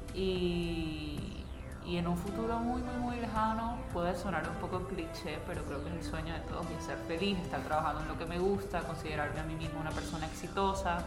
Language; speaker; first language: Spanish; native; Spanish